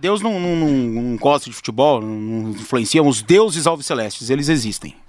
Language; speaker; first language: Portuguese; native; Portuguese